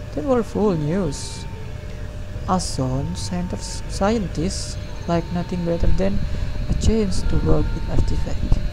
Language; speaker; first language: English; non-native, learner; Indonesian